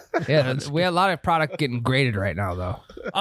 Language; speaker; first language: English; native; English